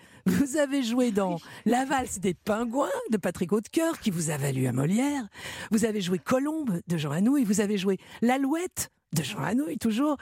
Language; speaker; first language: French; native; French